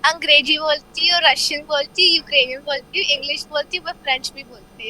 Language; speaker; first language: Hindi; early bilingual, heritage; Hindi